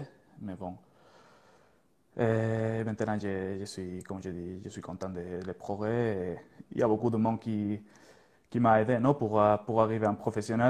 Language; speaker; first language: French; non-native, learner; Spanish